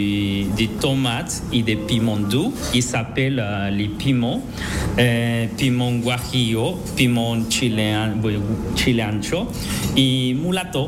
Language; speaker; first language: French; non-native, fluent; Spanish